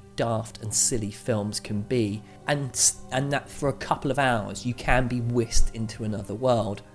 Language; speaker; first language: English; native; English